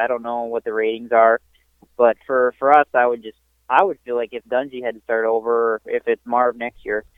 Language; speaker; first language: English; native; English